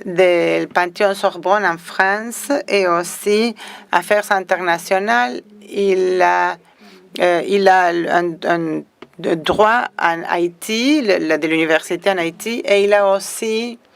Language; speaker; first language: French; non-native, fluent; Spanish